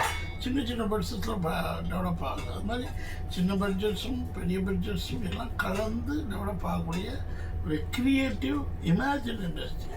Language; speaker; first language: Tamil; native; Tamil